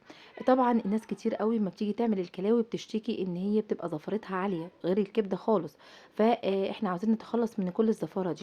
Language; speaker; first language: Arabic; native; Arabic